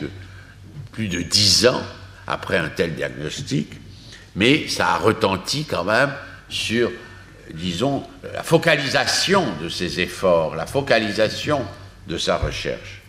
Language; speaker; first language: French; native; French